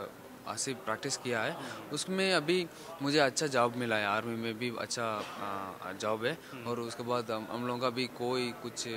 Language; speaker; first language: Hindi; non-native, local second language; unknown